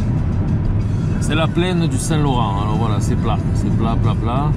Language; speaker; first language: French; native; French